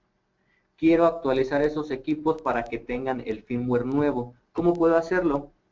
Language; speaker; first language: Spanish; native; Spanish